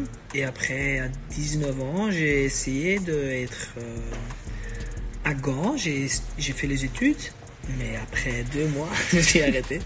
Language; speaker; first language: French; non-native, learner; Dutch